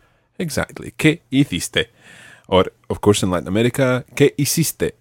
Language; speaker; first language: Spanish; non-native, fluent; English